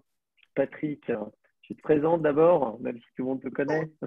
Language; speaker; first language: French; native; French